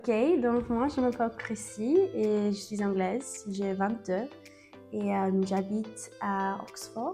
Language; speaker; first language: French; non-native, learner; English